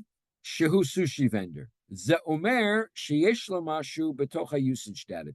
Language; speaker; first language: Hebrew; non-native, fluent; English